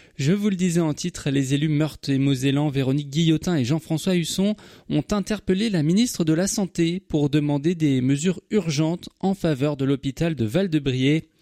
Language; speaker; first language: French; native; French